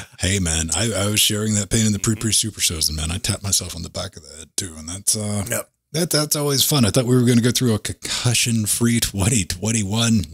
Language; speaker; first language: English; native; English